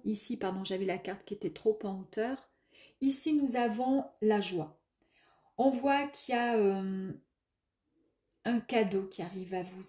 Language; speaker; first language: French; native; French